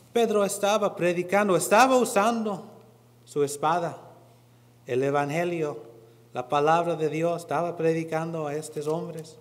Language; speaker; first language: Spanish; non-native, learner; English